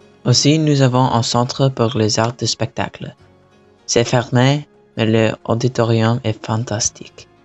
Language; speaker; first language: French; non-native, learner; English